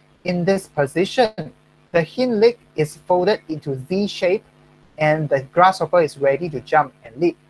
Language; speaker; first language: English; non-native, local second language; Chinese